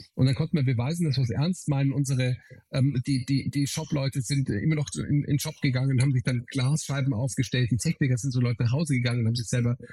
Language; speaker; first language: German; native; German